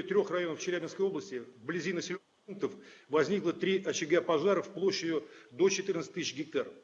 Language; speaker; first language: Russian; native; Russian